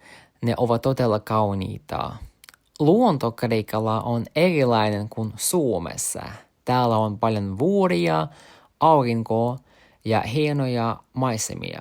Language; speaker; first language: Finnish; non-native, learner; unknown